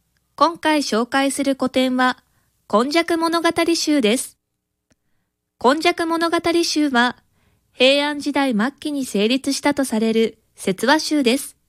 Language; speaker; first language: Japanese; native; Japanese